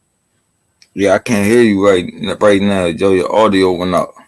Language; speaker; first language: English; native; English